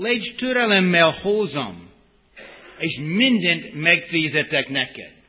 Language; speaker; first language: Hungarian; non-native, fluent; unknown